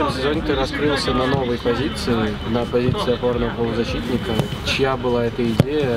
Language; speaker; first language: Russian; native; Russian